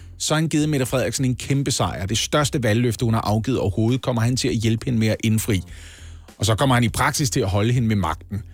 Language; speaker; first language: Danish; native; Danish